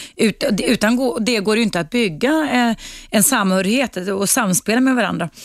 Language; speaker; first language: Swedish; native; Swedish